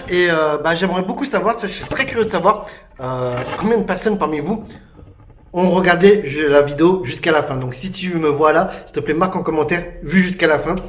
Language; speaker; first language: French; native; French